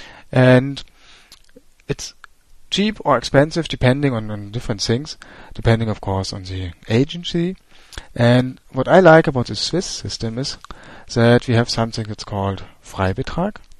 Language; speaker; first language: English; non-native, fluent; German